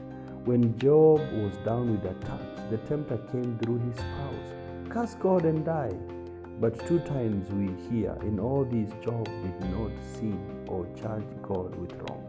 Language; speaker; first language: English; non-native, local second language; Kamba